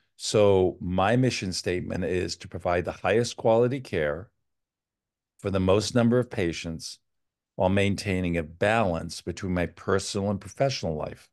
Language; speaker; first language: English; native; English